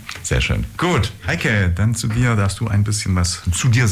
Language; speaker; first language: German; native; German